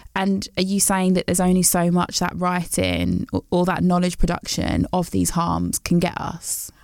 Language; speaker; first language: English; native; English